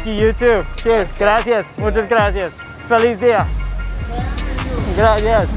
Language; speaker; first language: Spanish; non-native, learner; English